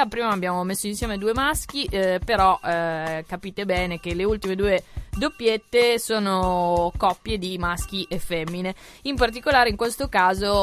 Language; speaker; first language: Italian; native; Italian